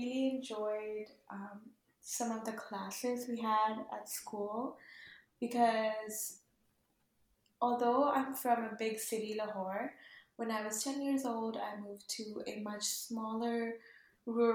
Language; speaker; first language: English; non-native, local second language; Urdu